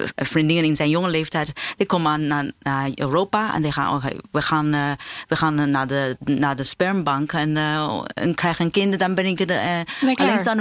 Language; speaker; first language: Dutch; non-native, fluent; Chinese